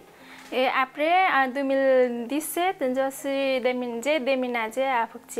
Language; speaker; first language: French; non-native, learner; Nepali